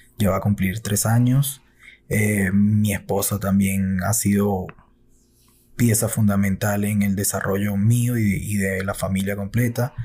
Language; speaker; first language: Spanish; native; Spanish